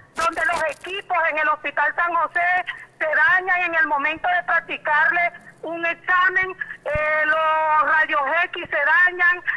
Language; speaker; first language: Spanish; native; Spanish